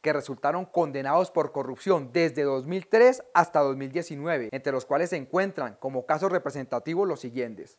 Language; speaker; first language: Spanish; native; Spanish